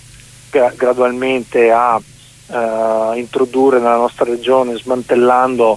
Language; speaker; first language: Italian; native; Italian